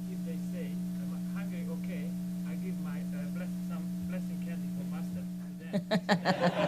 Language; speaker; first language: English; non-native, learner; Hungarian